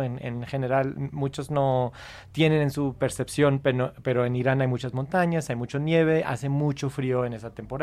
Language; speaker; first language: Spanish; non-native, fluent; English